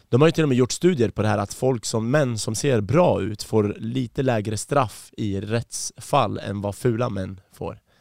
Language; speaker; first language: Swedish; early bilingual, other home language; Persian